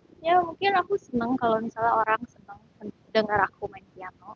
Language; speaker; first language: Indonesian; native; Indonesian